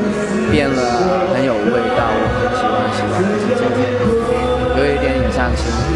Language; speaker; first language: Chinese; non-native, local second language; Cantonese